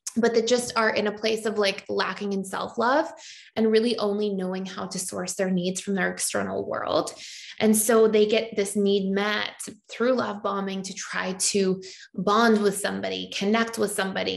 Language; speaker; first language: English; native; English